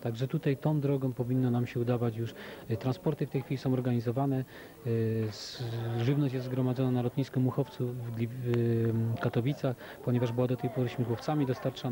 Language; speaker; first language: Polish; native; Polish